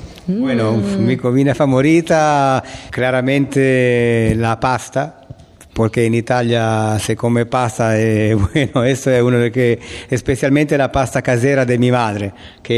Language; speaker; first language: Spanish; non-native, learner; Italian